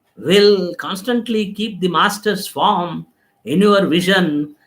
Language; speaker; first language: English; non-native, local second language; Telugu